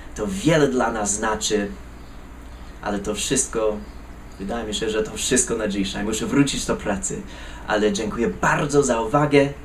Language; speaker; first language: Polish; non-native, fluent; English